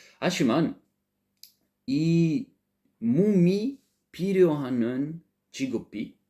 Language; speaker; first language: Korean; non-native, learner; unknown